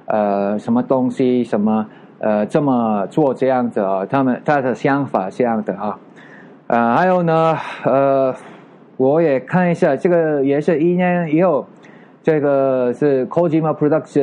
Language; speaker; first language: Chinese; non-native, learner; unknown